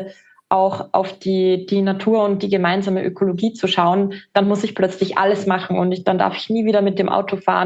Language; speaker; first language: German; native; German